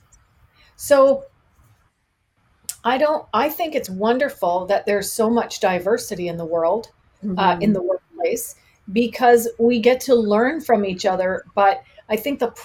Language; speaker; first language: English; native; English